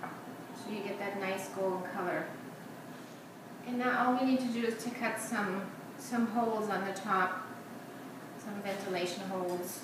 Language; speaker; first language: English; non-native, fluent; German